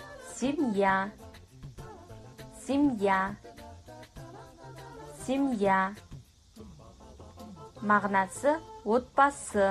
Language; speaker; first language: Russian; non-native, fluent; Kazakh